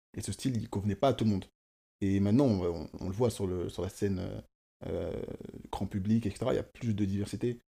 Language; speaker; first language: French; early bilingual, other home language; Kongo